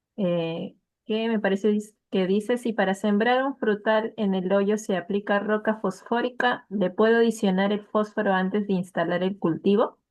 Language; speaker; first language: Spanish; native; Spanish